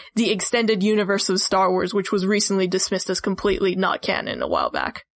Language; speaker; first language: English; native; English